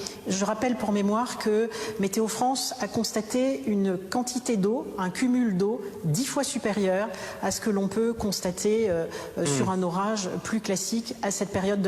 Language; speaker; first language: French; native; French